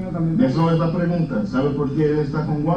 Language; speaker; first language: Spanish; non-native, fluent; English